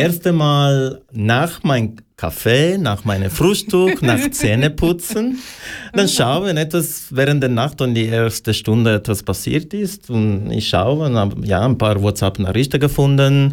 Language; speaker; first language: German; non-native, learner; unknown